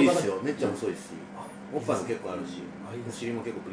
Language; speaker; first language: Japanese; native; Japanese